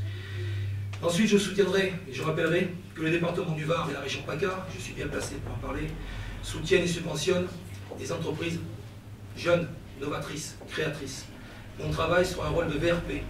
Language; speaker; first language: French; native; French